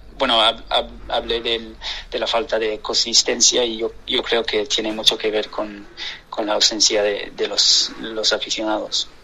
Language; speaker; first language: Spanish; non-native, fluent; English